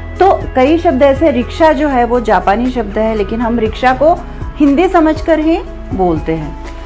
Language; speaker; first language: Hindi; native; Hindi